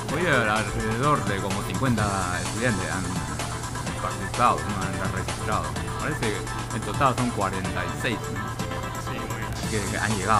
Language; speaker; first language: Spanish; non-native, fluent; Chinese